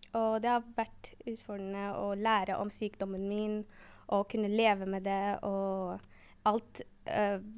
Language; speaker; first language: Norwegian; early bilingual, other home language; Arabic